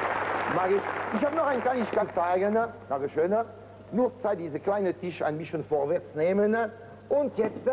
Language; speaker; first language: German; non-native, fluent; French